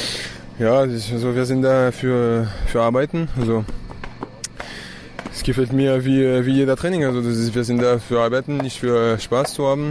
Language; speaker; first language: German; non-native, fluent; French